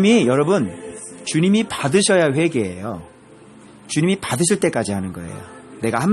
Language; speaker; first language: Korean; native; Korean